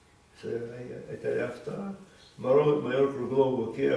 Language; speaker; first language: Hebrew; non-native, fluent; Russian